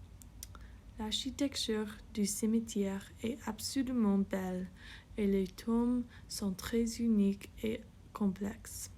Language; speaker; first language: French; non-native, fluent; English